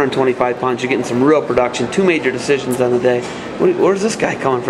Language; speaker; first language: English; native; English